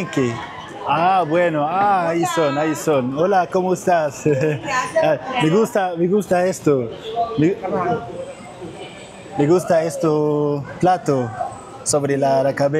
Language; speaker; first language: Spanish; non-native, learner; Arabic